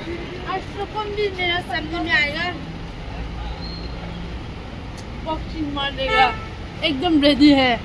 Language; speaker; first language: Hindi; non-native, local second language; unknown